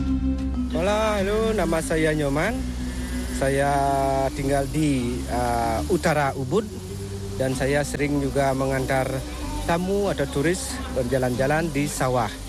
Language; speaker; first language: Indonesian; non-native, local second language; Balinese